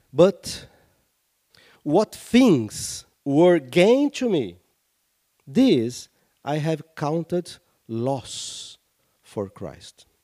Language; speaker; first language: English; non-native, fluent; Portuguese